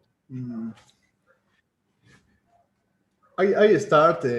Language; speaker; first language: English; non-native, learner; Spanish